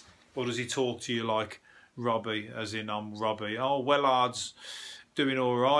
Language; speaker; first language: English; native; English